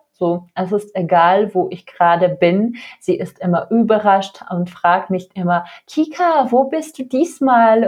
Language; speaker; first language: German; non-native, fluent; Czech